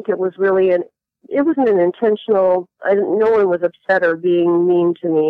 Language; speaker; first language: English; early bilingual, other home language; Latvian